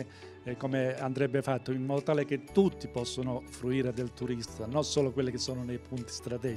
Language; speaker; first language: Italian; native; Italian